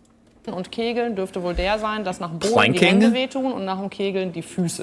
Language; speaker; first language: German; native; German